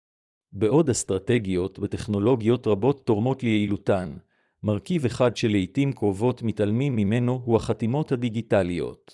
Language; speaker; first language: Hebrew; native; Hebrew